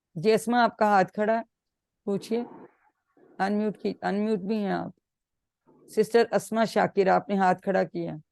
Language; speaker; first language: Urdu; native; Urdu